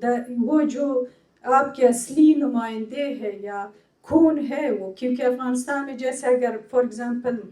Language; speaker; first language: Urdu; non-native, fluent; Persian